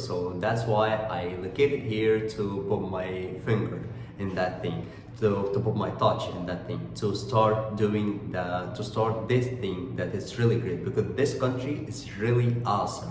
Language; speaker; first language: English; non-native, fluent; Dutch